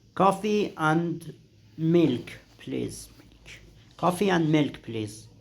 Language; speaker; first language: English; non-native, learner; Persian